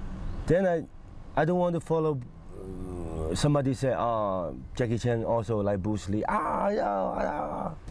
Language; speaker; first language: English; non-native, fluent; Cantonese